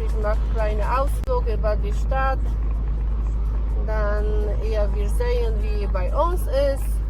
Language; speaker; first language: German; non-native, learner; Polish